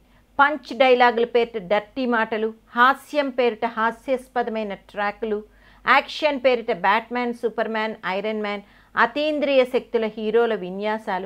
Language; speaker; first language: Telugu; native; Telugu